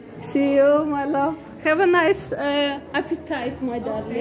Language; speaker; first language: English; non-native, learner; Russian